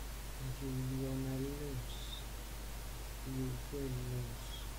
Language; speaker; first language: English; non-native, learner; Russian